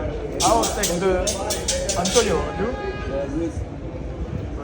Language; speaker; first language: English; non-native, learner; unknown